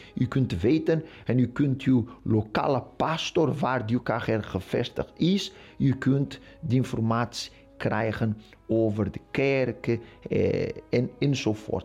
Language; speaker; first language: Dutch; non-native, fluent; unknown